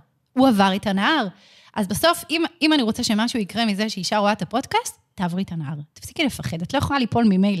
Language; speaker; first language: Hebrew; native; Hebrew